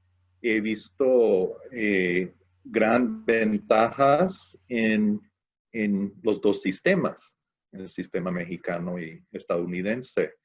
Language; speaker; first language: Spanish; non-native, fluent; English